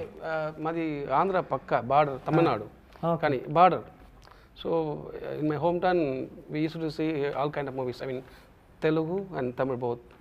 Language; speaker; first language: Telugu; non-native, local second language; Tamil